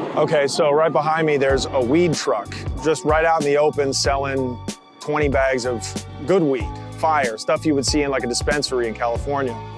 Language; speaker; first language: English; native; English